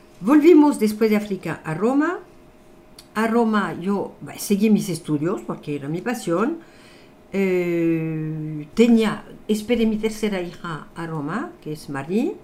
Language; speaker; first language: Spanish; non-native, fluent; French